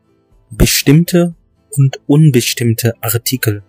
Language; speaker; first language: German; non-native, fluent; Urdu